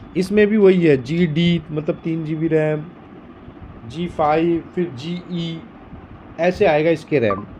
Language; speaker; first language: Hindi; native; Hindi